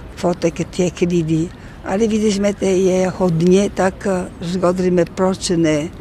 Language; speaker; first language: Czech; non-native, learner; Italian